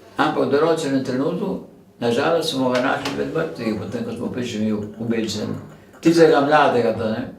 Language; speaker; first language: Slovenian; native; Slovenian